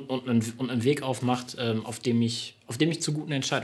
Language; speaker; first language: German; native; German